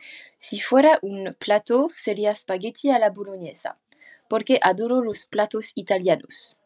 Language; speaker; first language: Spanish; non-native, learner; French